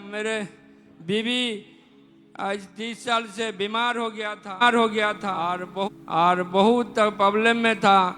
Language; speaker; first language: Hindi; non-native, local second language; Odia